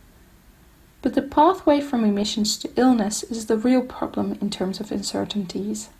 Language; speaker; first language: English; non-native, fluent; Dutch